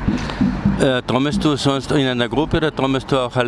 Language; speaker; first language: German; native; German